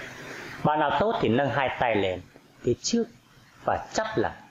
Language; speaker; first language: Vietnamese; native; Vietnamese